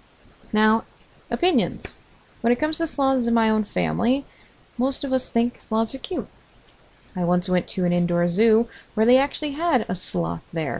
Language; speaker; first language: English; native; English